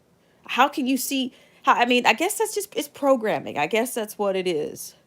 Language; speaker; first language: English; native; English